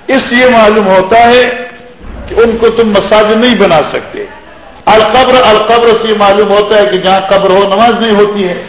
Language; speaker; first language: Urdu; non-native, local second language; Northern Hindko